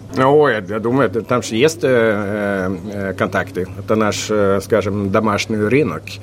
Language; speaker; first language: Russian; non-native, fluent; Swedish